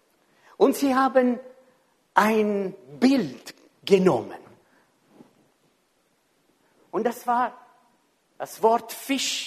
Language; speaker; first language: German; non-native, fluent; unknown